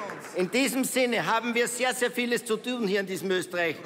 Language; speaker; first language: German; native; German